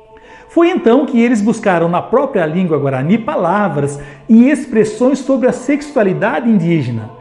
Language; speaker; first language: Portuguese; native; Portuguese